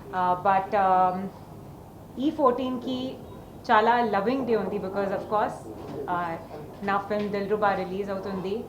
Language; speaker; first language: Telugu; non-native, learner; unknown